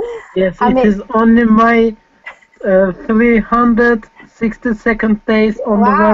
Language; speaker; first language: English; non-native, fluent; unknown